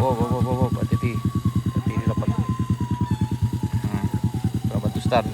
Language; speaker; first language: Indonesian; non-native, local second language; Minangkabau